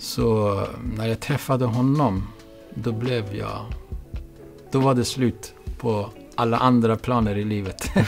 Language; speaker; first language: Swedish; non-native, fluent; Baluchi